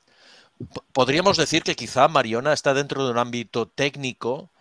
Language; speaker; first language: Spanish; native; Spanish